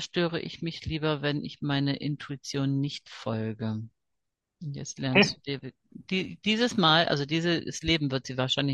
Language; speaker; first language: German; native; German